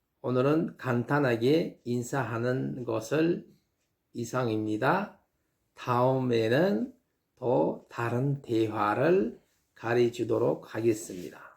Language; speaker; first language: Korean; non-native, learner; Uzbek